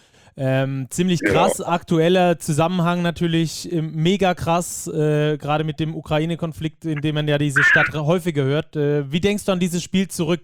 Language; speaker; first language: German; native; German